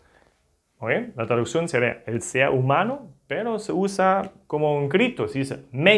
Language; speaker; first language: Spanish; non-native, fluent; German